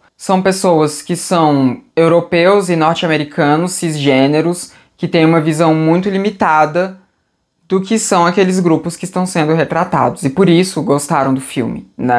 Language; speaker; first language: Portuguese; native; Portuguese